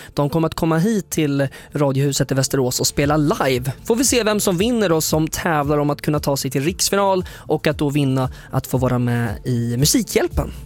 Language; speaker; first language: Swedish; native; Swedish